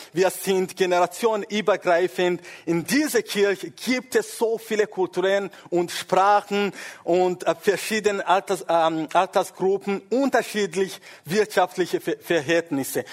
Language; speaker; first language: German; non-native, fluent; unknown